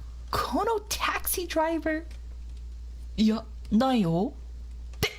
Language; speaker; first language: Japanese; non-native, learner; English